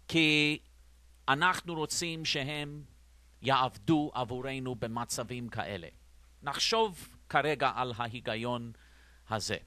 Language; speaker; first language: Hebrew; non-native, fluent; English